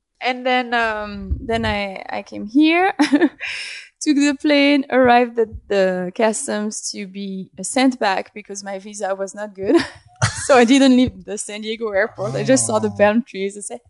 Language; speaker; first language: English; non-native, fluent; French